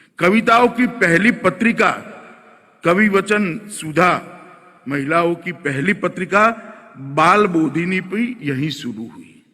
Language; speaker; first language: Hindi; non-native, local second language; Gujarati